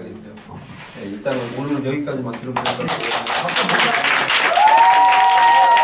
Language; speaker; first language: Korean; native; Korean